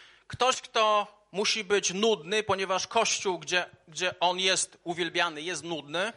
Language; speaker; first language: Polish; native; Polish